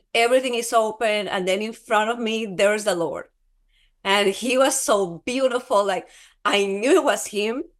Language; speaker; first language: English; non-native, fluent; Spanish